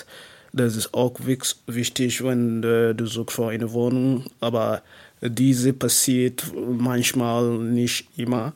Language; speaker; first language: German; non-native, learner; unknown